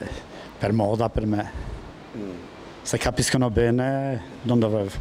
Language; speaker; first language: Italian; non-native, learner; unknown